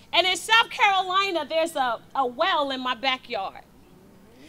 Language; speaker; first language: English; native; English